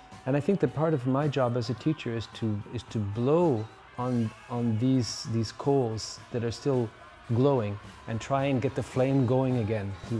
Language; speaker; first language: English; native; English